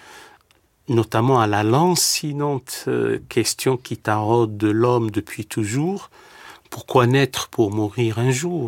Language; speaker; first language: French; native; French